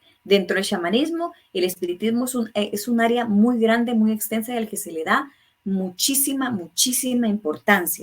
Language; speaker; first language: Spanish; native; Spanish